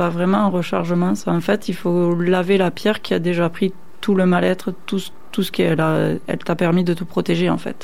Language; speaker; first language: French; native; French